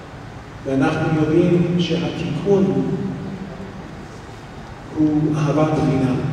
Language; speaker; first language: Hebrew; non-native, fluent; English